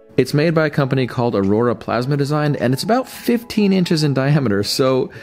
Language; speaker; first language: English; native; English